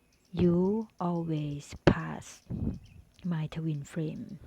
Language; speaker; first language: English; non-native, learner; Thai